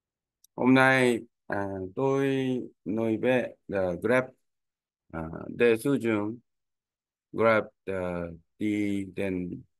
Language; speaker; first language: Vietnamese; non-native, learner; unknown